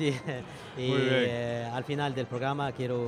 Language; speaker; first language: Spanish; non-native, fluent; Arabic